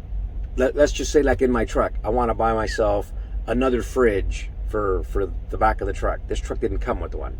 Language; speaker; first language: English; native; English